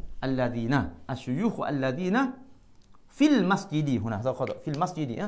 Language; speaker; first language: Arabic; non-native, fluent; Malay